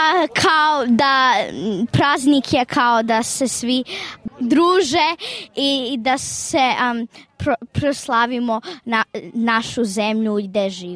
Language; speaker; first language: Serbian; early bilingual, heritage; Serbian